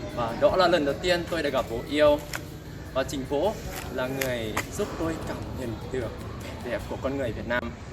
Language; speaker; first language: Vietnamese; non-native, fluent; Lao